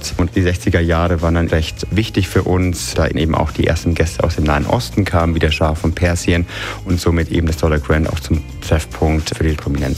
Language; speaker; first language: German; native; German